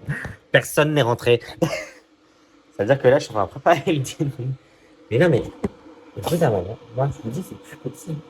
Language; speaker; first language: French; native; French